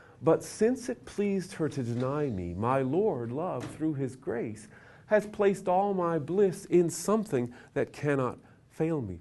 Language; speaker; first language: English; native; English